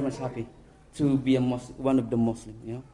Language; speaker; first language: English; non-native, local second language; Bikol